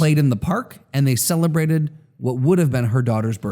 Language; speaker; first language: English; native; English